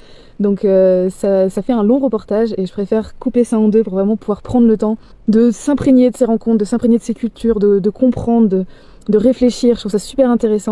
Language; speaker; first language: French; native; French